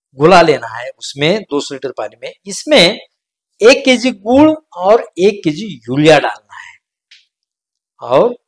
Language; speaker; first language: Hindi; non-native, local second language; Marathi